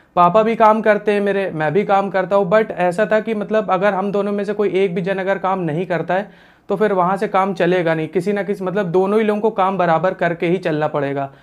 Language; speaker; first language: Hindi; native; Hindi